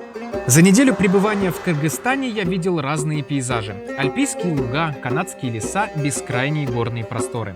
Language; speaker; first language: Russian; native; Russian